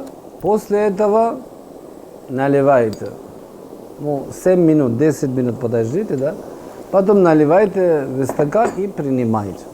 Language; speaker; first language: Russian; non-native, fluent; Persian